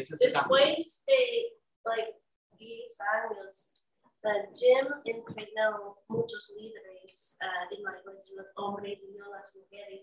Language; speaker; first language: Spanish; non-native, learner; English